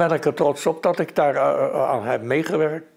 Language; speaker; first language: Dutch; native; Dutch